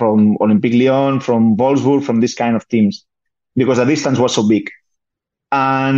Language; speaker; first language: English; non-native, fluent; Spanish